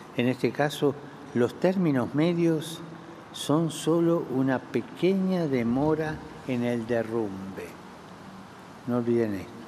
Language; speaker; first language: Spanish; native; Spanish